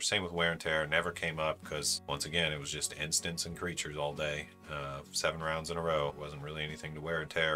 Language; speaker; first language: English; native; English